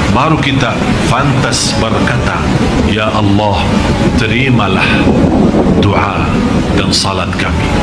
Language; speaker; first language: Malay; non-native, fluent; Arabic